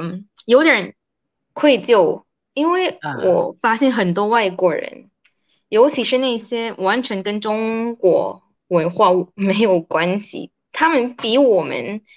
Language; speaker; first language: Chinese; early bilingual, heritage; Chinese